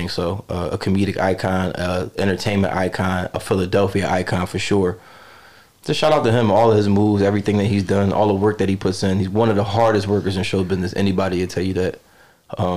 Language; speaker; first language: English; native; English